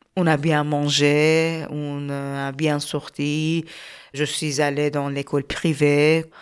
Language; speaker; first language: French; non-native, learner; Persian